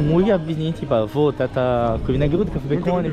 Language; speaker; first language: Russian; non-native, learner; Portuguese